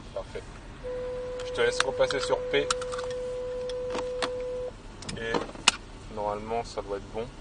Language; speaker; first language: French; native; French